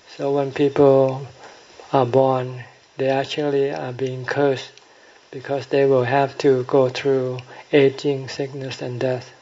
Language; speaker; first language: English; non-native, fluent; Thai